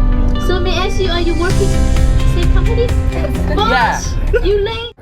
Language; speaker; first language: English; non-native, learner; Vietnamese